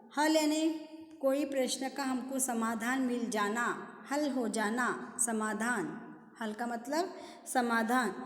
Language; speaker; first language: Hindi; non-native, local second language; Marathi